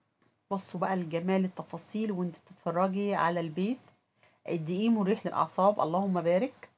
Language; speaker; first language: Arabic; native; Arabic